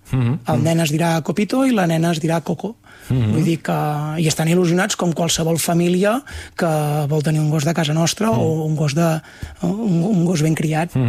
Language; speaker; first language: Catalan; native; Catalan